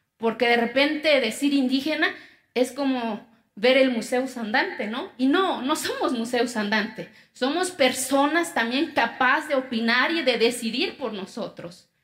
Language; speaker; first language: Spanish; non-native, local second language; Zapotec